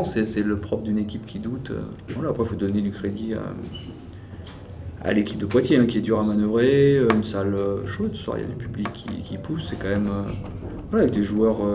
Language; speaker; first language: French; native; French